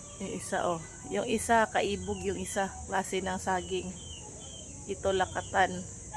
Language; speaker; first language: Filipino; non-native, local second language; Cebuano